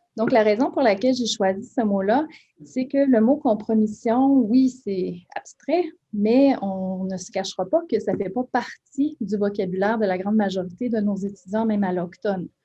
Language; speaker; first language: French; native; French